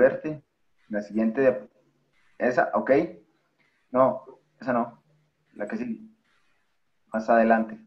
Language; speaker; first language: Spanish; native; Spanish